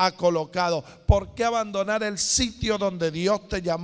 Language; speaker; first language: Spanish; native; Spanish